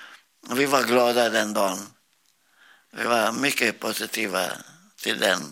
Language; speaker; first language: Swedish; non-native, learner; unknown